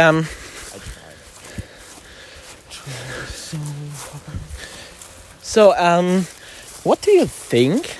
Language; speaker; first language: English; non-native, learner; German